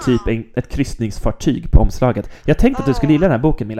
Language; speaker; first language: Swedish; native; Swedish